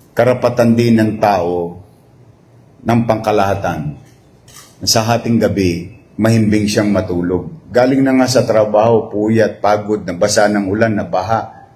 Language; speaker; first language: Filipino; native; Filipino